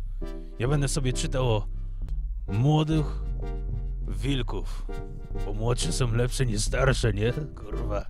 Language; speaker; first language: Polish; early bilingual, heritage; English